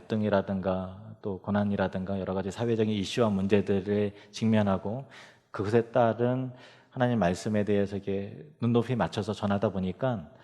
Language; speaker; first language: Korean; native; Korean